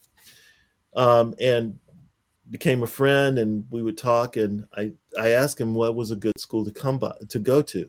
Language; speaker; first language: English; native; English